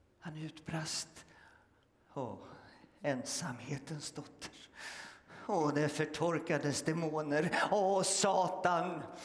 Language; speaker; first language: Swedish; native; Swedish